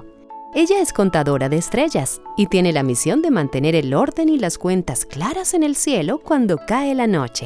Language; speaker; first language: Spanish; native; Spanish